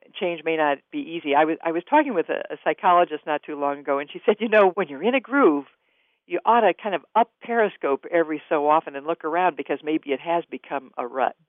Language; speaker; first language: English; native; English